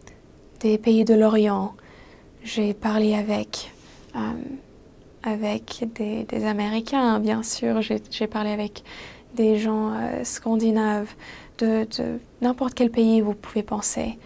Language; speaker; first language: French; non-native, fluent; English